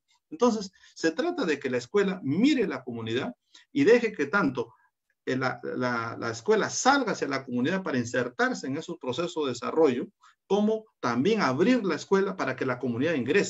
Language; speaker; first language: Spanish; native; Spanish